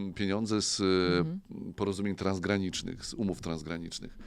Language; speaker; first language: Polish; native; Polish